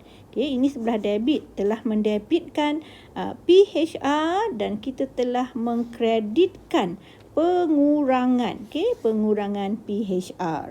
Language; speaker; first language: Malay; native; Malay